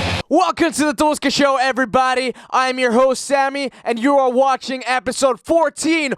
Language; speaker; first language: English; non-native, fluent; Finnish